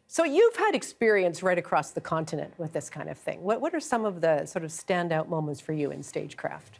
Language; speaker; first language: English; native; English